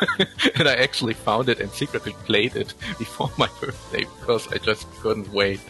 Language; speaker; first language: English; non-native, fluent; German